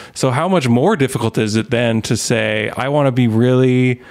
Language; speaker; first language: English; native; English